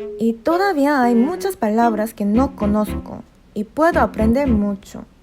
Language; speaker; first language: Spanish; non-native, fluent; Korean